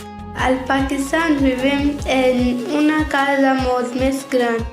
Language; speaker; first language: Catalan; non-native, learner; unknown